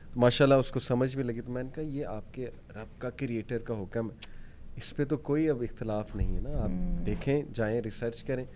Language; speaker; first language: Urdu; native; Urdu